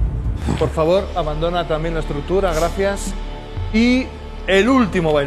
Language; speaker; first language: Spanish; native; Spanish